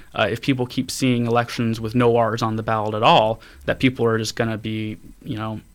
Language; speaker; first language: English; native; English